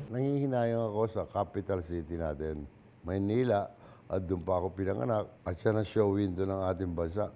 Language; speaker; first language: Filipino; native; Filipino